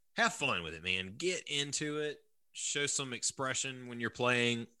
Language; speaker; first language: English; native; English